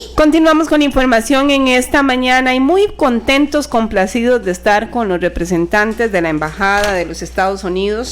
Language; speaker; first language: Spanish; native; Spanish